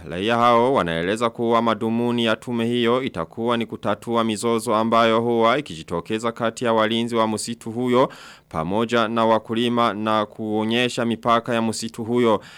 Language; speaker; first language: Swahili; non-native, local second language; Rundi